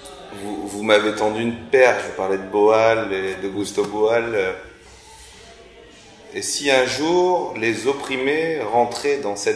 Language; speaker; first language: French; native; French